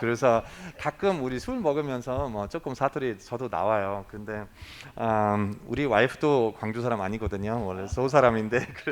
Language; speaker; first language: Korean; non-native, fluent; German